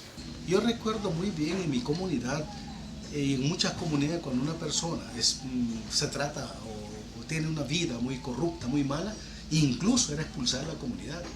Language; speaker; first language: Spanish; non-native, local second language; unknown